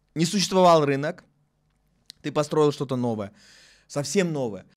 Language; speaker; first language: Russian; native; Russian